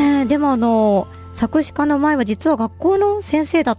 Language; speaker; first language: Japanese; native; Japanese